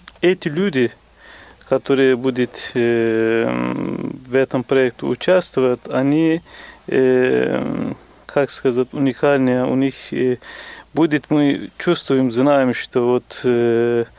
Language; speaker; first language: Russian; non-native, fluent; Turkish